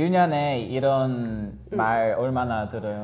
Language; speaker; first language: Korean; non-native, learner; English